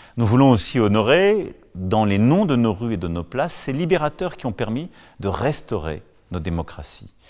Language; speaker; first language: French; native; French